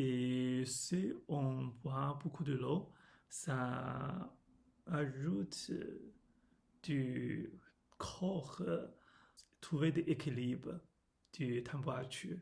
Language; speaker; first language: French; non-native, learner; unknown